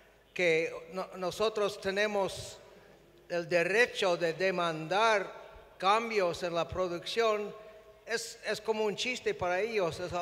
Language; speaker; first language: Spanish; non-native, fluent; English